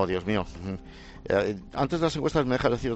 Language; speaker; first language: Spanish; native; Spanish